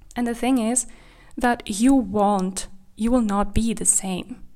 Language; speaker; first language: English; non-native, fluent; Kazakh